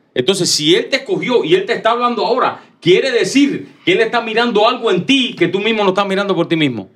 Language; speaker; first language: Spanish; native; Spanish